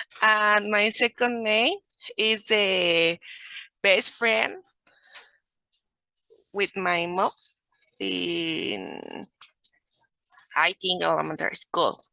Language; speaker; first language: English; non-native, learner; Spanish